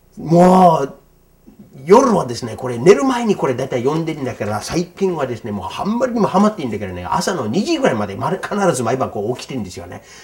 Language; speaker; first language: Japanese; non-native, fluent; English